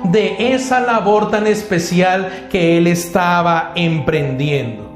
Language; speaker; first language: Spanish; native; Spanish